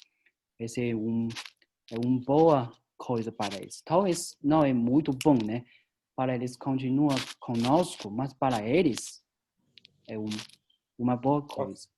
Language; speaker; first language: Portuguese; non-native, learner; Chinese